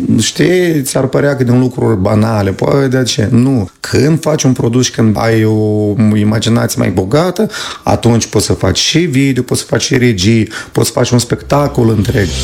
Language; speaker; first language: Romanian; native; Romanian